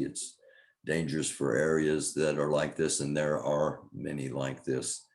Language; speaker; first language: English; native; English